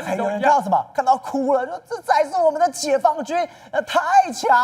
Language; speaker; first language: Chinese; native; Chinese